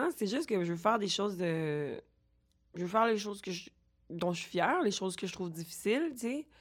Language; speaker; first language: French; native; French